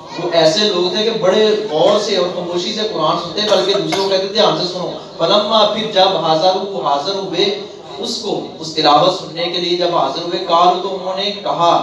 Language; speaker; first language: Urdu; non-native, local second language; Punjabi